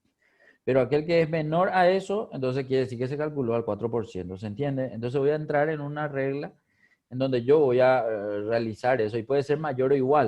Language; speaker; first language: Spanish; native; Spanish